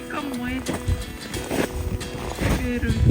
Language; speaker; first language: Russian; non-native, learner; Japanese